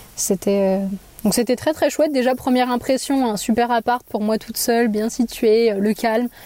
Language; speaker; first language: French; native; French